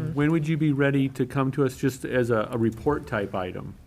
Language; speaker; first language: English; native; English